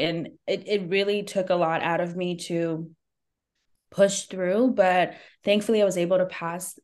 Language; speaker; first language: English; native; English